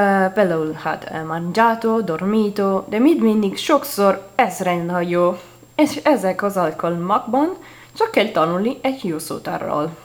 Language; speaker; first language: Hungarian; non-native, learner; Italian